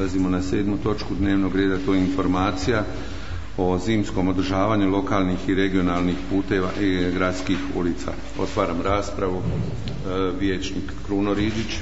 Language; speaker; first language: Croatian; native; Croatian